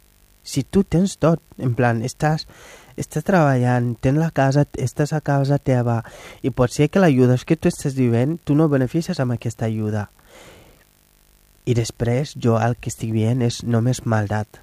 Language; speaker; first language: Catalan; non-native, fluent; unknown